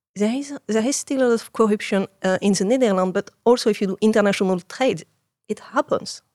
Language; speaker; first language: English; non-native, fluent; French